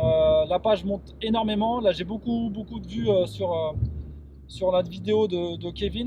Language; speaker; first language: French; native; French